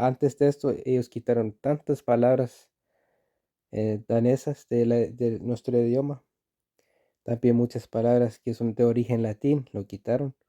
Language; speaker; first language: Spanish; non-native, fluent; Icelandic